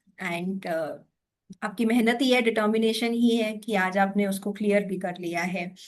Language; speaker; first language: Hindi; native; Hindi